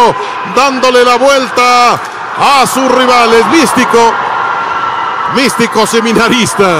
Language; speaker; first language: Spanish; native; Spanish